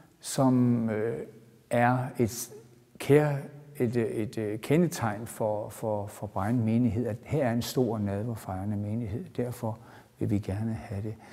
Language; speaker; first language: Danish; native; Danish